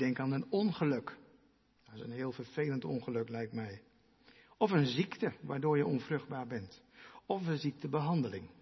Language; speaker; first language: Dutch; non-native, local second language; Western Frisian